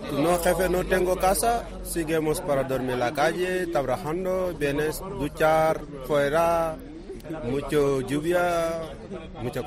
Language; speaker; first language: Spanish; non-native, learner; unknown